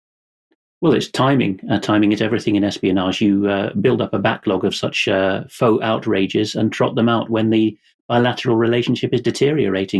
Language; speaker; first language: English; non-native, fluent; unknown